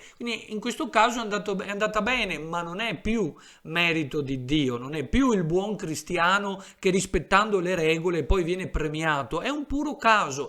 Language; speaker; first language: Italian; native; Italian